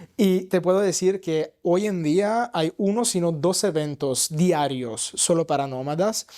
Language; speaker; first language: Spanish; non-native, fluent; Italian